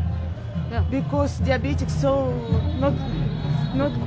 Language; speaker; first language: English; non-native, learner; Russian